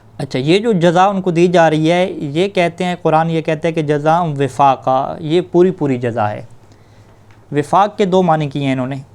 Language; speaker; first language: Urdu; native; Urdu